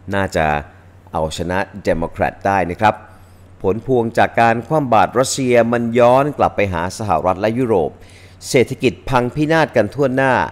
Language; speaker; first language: Thai; native; Thai